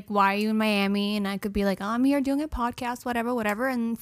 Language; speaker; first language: English; native; English